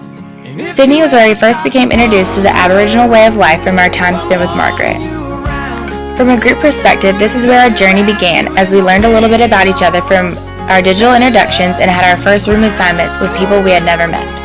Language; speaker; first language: English; native; English